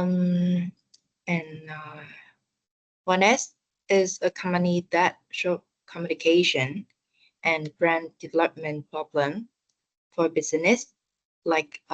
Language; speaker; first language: English; non-native, learner; Vietnamese